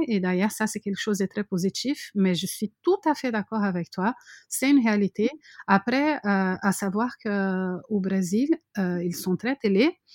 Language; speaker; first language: French; non-native, fluent; Portuguese